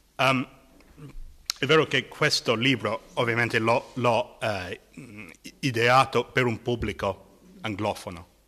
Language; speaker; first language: Italian; non-native, fluent; English